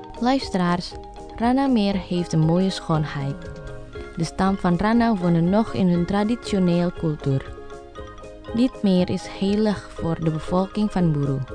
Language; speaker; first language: Dutch; non-native, learner; Indonesian